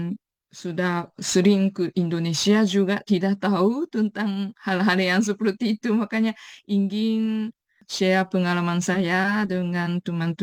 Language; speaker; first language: Indonesian; non-native, fluent; Japanese